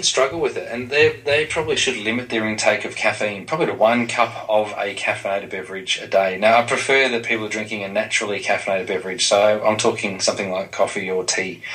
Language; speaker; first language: English; native; English